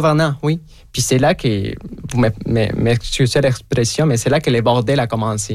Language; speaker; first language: French; non-native, fluent; Spanish